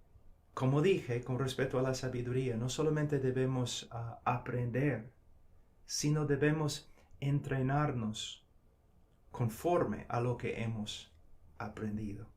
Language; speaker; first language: Spanish; non-native, fluent; English